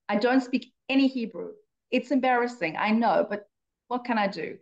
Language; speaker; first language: English; native; English